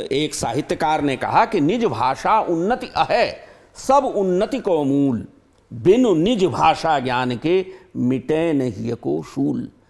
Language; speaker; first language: Hindi; native; Hindi